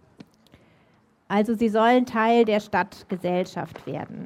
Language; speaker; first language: German; native; German